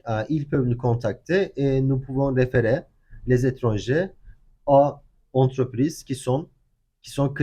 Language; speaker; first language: French; non-native, learner; Turkish